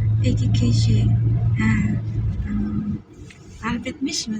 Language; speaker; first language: Turkish; non-native, learner; Indonesian